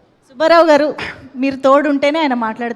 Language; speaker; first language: Telugu; native; Telugu